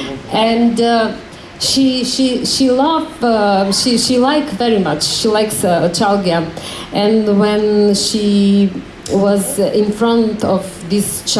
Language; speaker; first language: English; non-native, learner; Macedonian